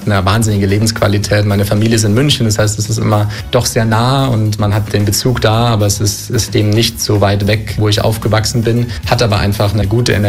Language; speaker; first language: German; native; German